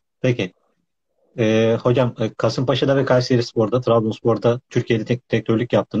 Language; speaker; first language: Turkish; native; Turkish